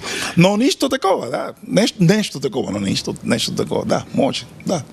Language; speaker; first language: Bulgarian; non-native, learner; Spanish